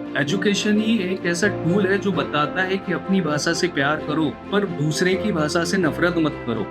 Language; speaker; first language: Hindi; native; Hindi